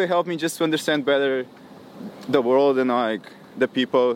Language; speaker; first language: English; non-native, fluent; Portuguese